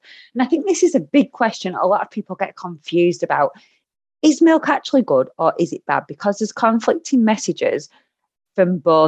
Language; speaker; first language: English; native; English